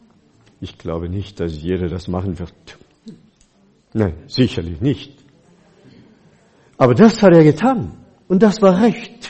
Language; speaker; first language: German; non-native, fluent; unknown